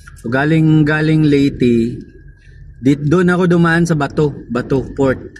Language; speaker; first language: Filipino; non-native, local second language; Cebuano